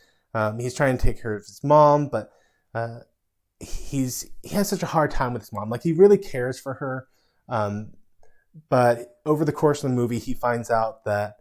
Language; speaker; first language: English; native; English